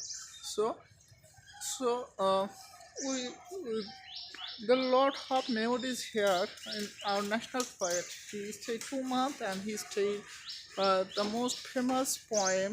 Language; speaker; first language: English; non-native, local second language; Bangla